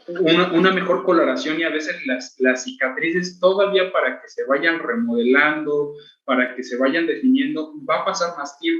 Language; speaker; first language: Spanish; native; Spanish